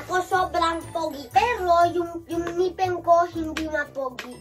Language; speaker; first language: Filipino; early bilingual, heritage; Filipino